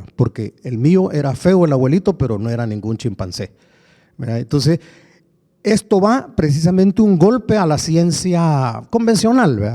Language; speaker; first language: Spanish; native; Spanish